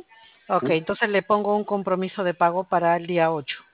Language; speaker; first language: Spanish; native; Spanish